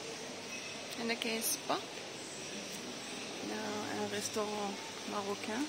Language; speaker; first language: French; non-native, local second language; Arabic